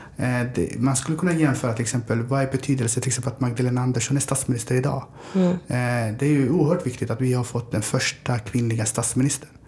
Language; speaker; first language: Swedish; early bilingual, other home language; Somali